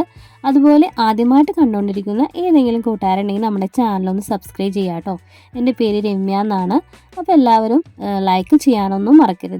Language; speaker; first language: Malayalam; native; Malayalam